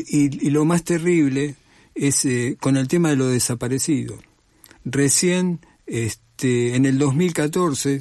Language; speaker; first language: Spanish; native; Spanish